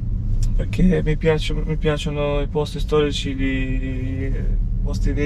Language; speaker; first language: Italian; non-native, fluent; Albanian